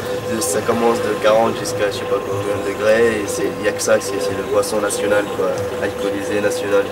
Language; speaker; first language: French; non-native, fluent; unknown